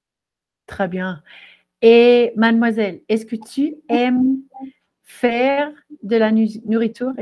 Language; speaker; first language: French; non-native, fluent; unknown